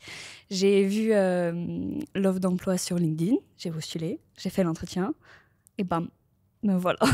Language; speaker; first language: French; native; French